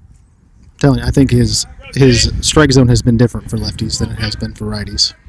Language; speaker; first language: English; native; English